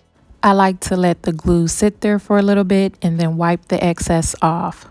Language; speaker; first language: English; native; English